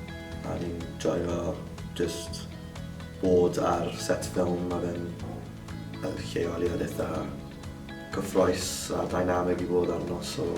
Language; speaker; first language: Welsh; non-native, local second language; English